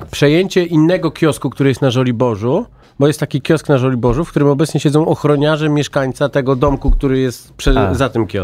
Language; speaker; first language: Polish; native; Polish